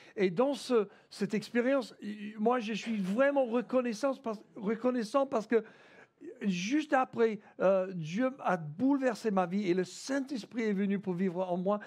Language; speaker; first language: French; non-native, fluent; English